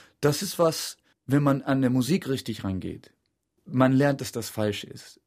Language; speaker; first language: German; non-native, fluent; English